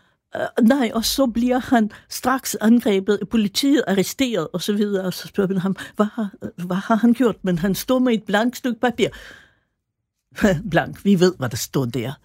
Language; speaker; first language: Danish; non-native, fluent; Russian